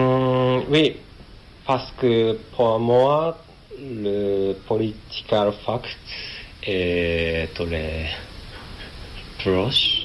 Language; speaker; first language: French; non-native, learner; Japanese